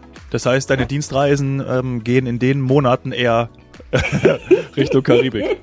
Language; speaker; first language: German; native; German